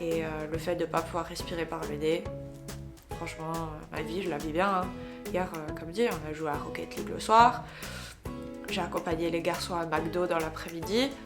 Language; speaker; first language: French; native; French